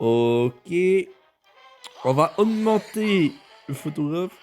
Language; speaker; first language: French; native; French